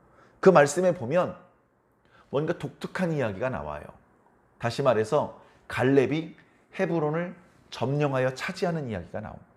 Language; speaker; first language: Korean; native; Korean